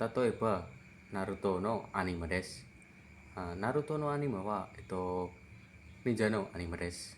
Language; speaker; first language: Japanese; non-native, learner; Indonesian